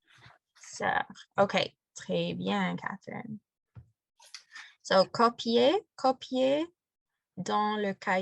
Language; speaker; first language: French; non-native, fluent; English